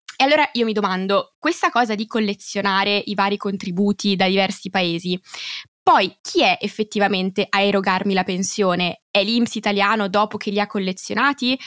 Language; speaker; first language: Italian; native; Italian